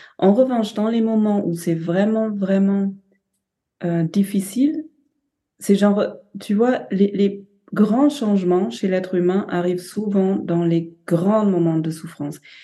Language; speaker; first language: French; non-native, fluent; German